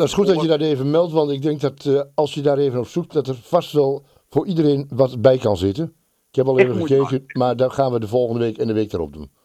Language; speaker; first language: Dutch; native; Dutch